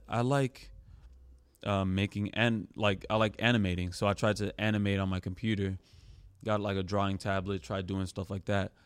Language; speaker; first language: English; early bilingual, other home language; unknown